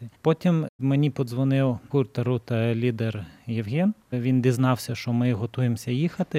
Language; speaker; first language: Ukrainian; non-native, learner; Lithuanian